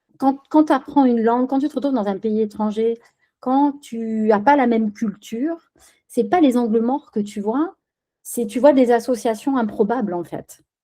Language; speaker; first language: French; early bilingual, other home language; Spanish